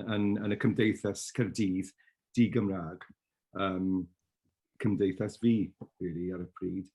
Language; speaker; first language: Welsh; non-native, fluent; English